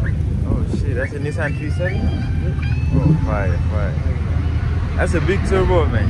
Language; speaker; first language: English; native; English